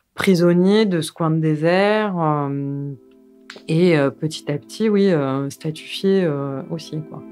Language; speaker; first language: French; native; French